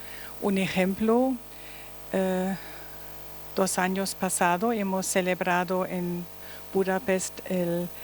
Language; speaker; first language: Spanish; non-native, learner; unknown